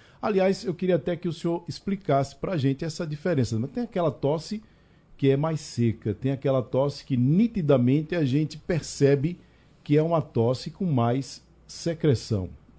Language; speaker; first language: Portuguese; native; Portuguese